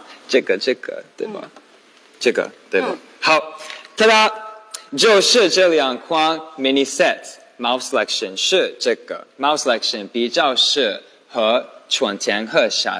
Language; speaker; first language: Chinese; non-native, learner; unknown